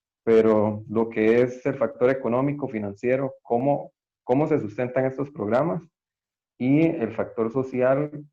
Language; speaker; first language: Spanish; native; Spanish